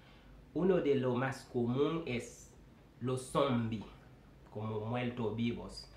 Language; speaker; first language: Spanish; non-native, fluent; Haitian Creole